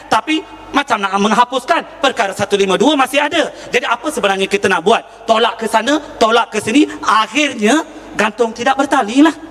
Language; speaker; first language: Malay; non-native, local second language; Tamil